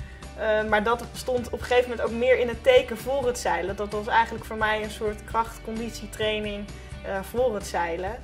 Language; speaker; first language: Dutch; native; Dutch